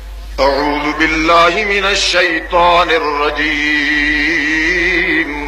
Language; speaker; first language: Arabic; non-native, fluent; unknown